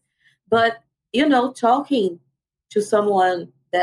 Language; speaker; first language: English; non-native, fluent; Portuguese